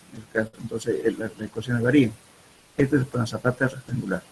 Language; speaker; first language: Spanish; native; Spanish